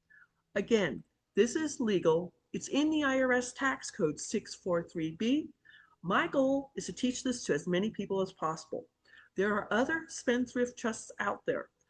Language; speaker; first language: English; native; English